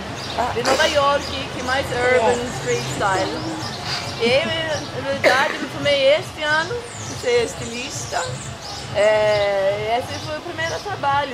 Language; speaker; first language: Portuguese; non-native, learner; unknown